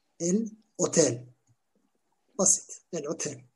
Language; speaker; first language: Spanish; non-native, learner; Turkish